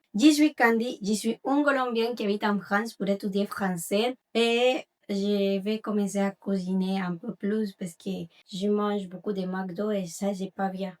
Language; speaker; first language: French; non-native, learner; Spanish